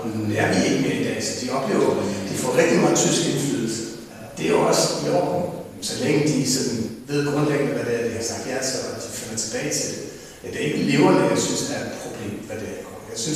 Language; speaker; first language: Danish; native; Danish